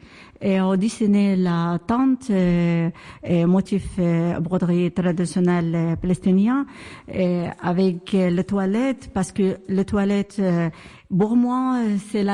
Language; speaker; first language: French; non-native, learner; Arabic